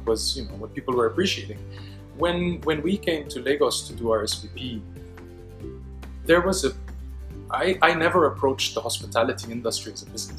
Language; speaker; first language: English; non-native, local second language; Arabic